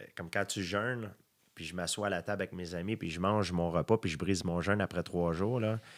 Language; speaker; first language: French; native; French